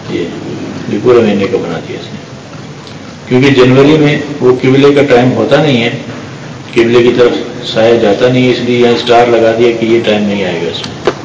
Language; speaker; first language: Urdu; non-native, local second language; Pashto